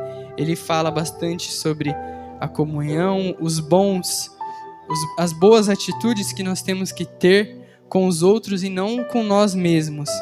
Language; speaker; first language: Portuguese; native; Portuguese